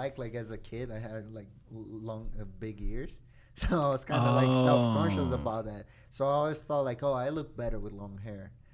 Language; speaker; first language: English; non-native, fluent; Portuguese